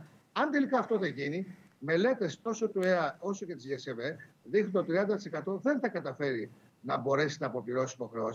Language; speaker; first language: Greek; native; Greek